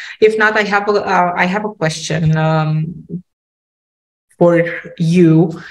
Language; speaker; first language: English; non-native, fluent; Romanian